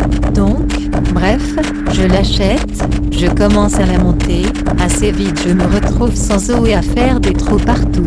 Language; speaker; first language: French; native; French